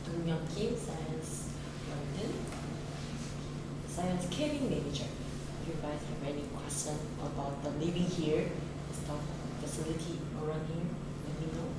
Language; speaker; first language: English; non-native, learner; Korean